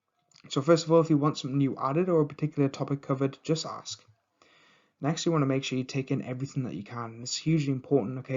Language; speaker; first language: English; native; English